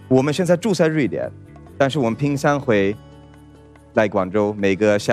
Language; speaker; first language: Chinese; non-native, fluent; Swedish